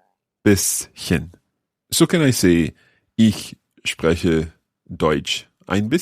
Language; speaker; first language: German; non-native, learner; English